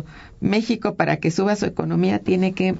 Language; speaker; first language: Spanish; native; Spanish